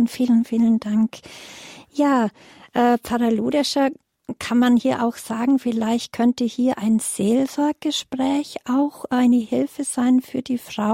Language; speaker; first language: German; native; German